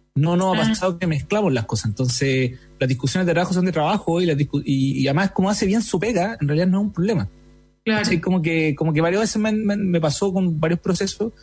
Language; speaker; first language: Spanish; native; Spanish